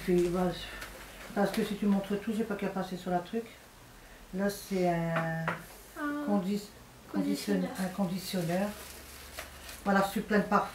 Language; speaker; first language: French; native; French